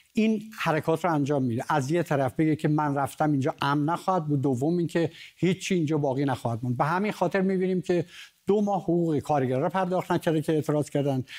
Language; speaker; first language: Persian; native; Persian